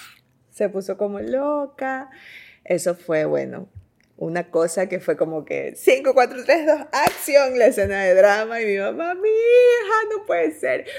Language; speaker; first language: Spanish; native; Spanish